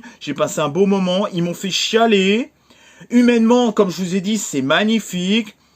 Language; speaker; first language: French; native; French